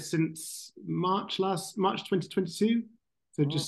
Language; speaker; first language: English; native; English